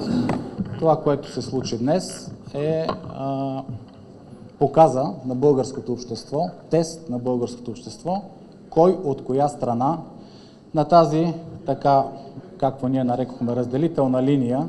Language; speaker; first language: Bulgarian; native; Bulgarian